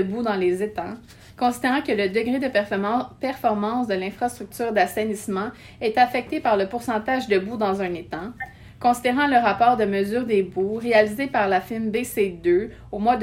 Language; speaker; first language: French; native; French